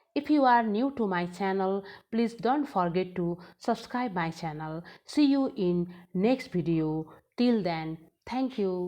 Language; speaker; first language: English; non-native, local second language; Nepali